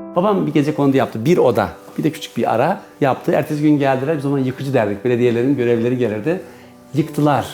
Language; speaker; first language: Turkish; native; Turkish